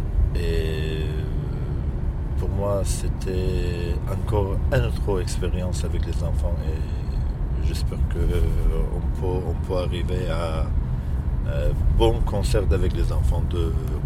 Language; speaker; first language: French; non-native, fluent; Kurdish